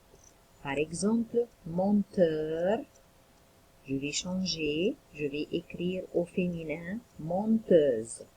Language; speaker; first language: French; non-native, local second language; Arabic